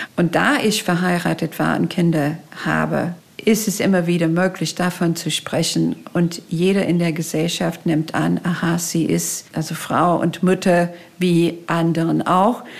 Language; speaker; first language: German; non-native, fluent; English